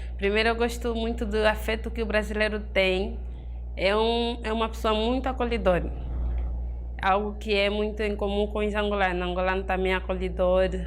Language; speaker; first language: Portuguese; native; Portuguese